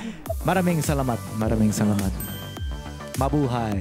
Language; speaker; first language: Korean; early bilingual, heritage; Korean